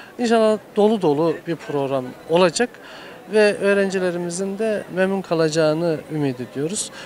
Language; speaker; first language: Turkish; native; Turkish